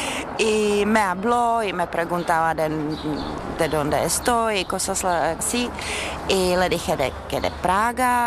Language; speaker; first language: Spanish; non-native, fluent; Czech